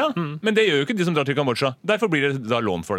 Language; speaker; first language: Norwegian; native; Norwegian